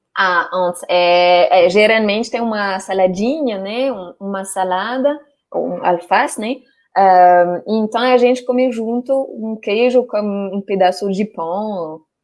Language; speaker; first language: Portuguese; non-native, fluent; French